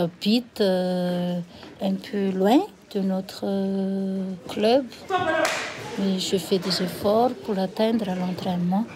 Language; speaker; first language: French; non-native, local second language; Malagasy